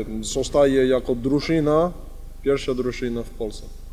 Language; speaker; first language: Polish; non-native, learner; Spanish